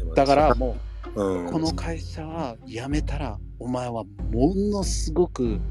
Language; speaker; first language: Japanese; non-native, fluent; English